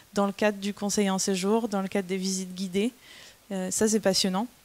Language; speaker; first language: French; native; French